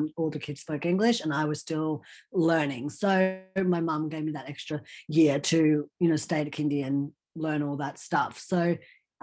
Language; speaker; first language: English; early bilingual, other home language; Hindi